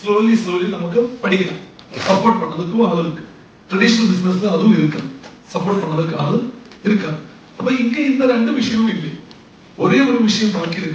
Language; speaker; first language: Tamil; non-native, local second language; Malayalam